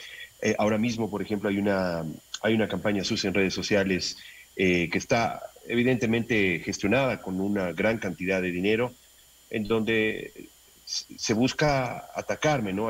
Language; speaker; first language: Spanish; native; Spanish